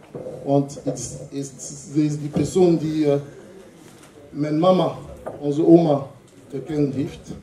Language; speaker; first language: Dutch; non-native, learner; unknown